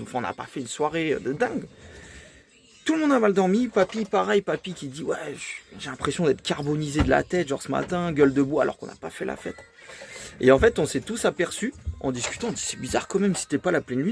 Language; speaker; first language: French; native; French